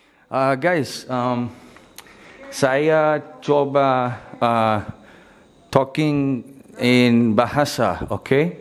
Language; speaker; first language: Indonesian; non-native, learner; English